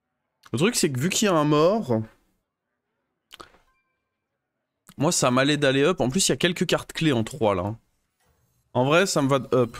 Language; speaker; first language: French; native; French